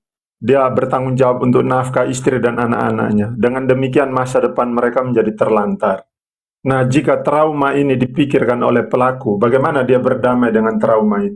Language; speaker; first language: Indonesian; native; Indonesian